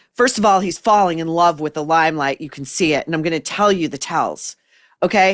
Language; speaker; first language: English; native; English